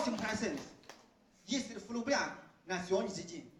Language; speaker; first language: Russian; non-native, fluent; Chinese